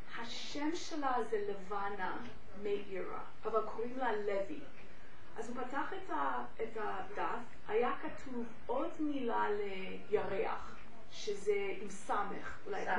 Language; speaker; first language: Hebrew; non-native, fluent; English